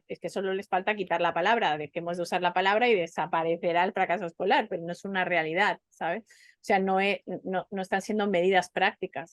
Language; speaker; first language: Spanish; native; Spanish